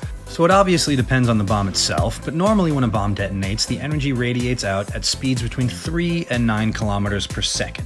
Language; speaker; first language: English; native; English